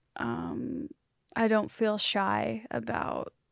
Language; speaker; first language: English; native; English